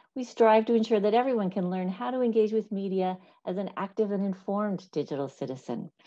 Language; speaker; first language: English; native; English